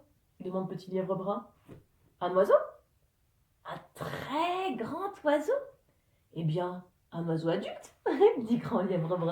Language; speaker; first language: French; native; French